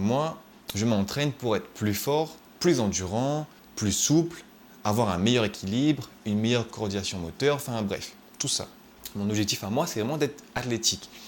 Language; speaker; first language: French; native; French